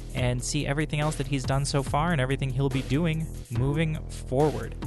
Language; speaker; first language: English; native; English